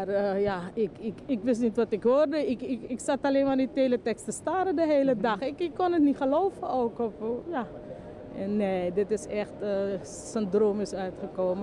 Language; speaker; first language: Dutch; native; Dutch